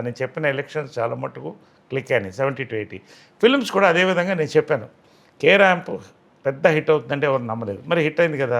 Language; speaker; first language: Telugu; native; Telugu